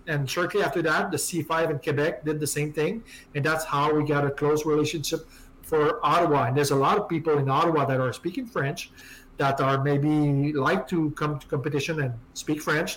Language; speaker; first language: English; non-native, fluent; French